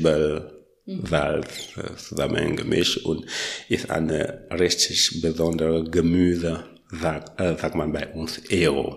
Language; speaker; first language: German; non-native, learner; French